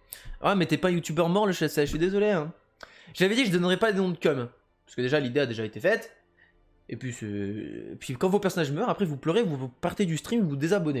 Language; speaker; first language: French; native; French